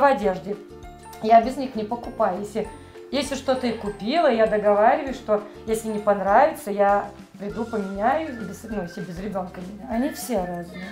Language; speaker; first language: Russian; native; Russian